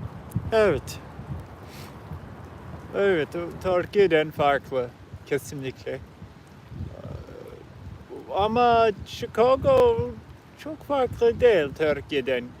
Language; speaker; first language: Turkish; non-native, learner; English